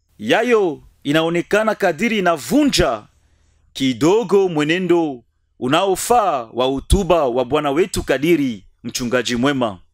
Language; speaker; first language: Swahili; native; Swahili